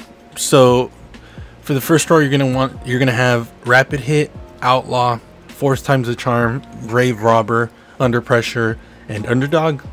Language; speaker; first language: English; native; English